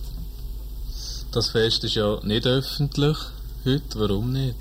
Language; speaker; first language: German; native; German